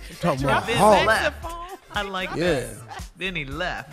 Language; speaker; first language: English; native; English